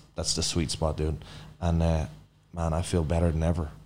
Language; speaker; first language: English; native; English